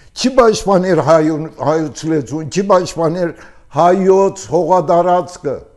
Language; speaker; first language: Armenian; early bilingual, heritage; Armenian